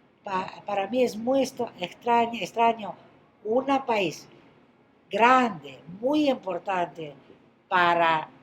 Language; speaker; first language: Spanish; non-native, fluent; Greek